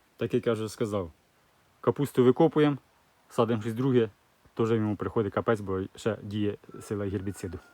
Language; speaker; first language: Ukrainian; native; Ukrainian